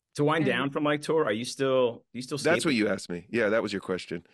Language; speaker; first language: English; native; English